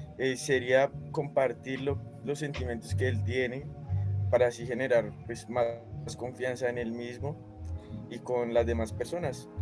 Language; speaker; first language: Spanish; native; Spanish